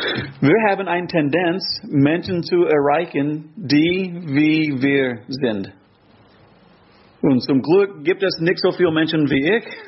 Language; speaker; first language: German; non-native, fluent; English